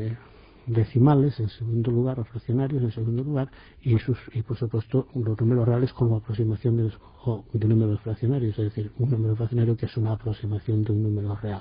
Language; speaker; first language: Spanish; native; Spanish